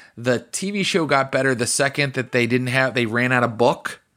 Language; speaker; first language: English; native; English